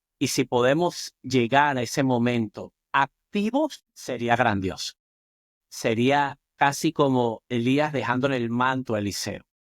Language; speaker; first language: Spanish; native; Spanish